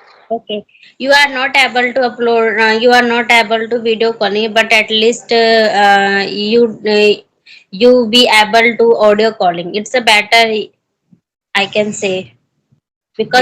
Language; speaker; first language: English; non-native, learner; Hindi